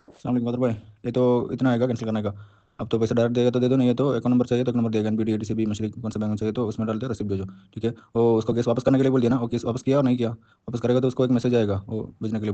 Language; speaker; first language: Hindi; non-native, learner; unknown